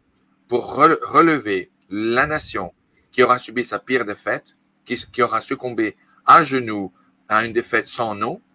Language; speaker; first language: French; native; French